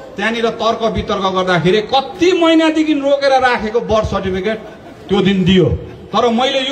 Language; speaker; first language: Nepali; native; Nepali